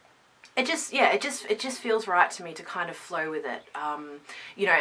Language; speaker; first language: English; native; English